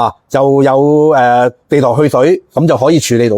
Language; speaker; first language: Cantonese; native; Cantonese